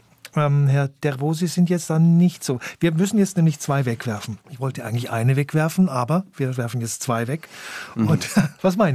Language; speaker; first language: German; native; German